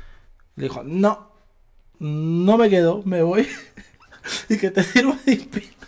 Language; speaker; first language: Spanish; native; Spanish